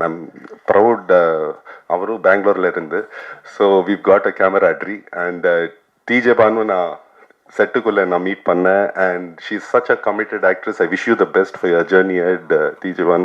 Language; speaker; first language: Tamil; non-native, local second language; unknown